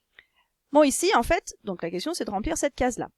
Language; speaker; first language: French; native; French